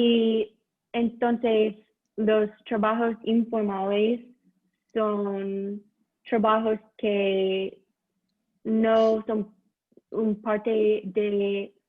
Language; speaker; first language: Spanish; non-native, learner; English